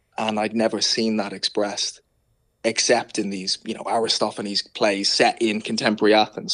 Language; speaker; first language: English; native; English